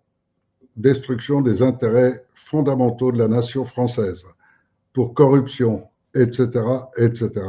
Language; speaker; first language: French; native; French